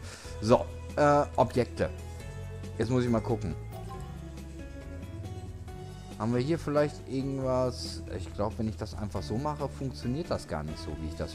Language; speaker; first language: German; native; German